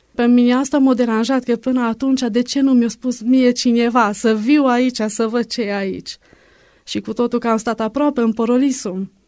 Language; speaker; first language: Romanian; non-native, local second language; Hungarian